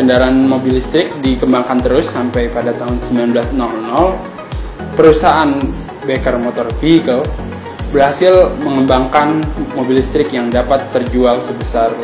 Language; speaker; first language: Indonesian; native; Indonesian